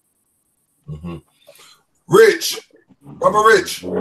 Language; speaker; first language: English; native; English